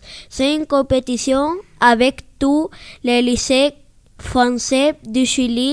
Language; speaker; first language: French; non-native, learner; Spanish